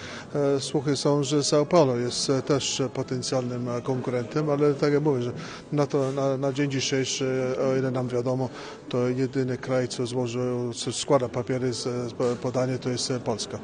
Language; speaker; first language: Polish; early bilingual, heritage; English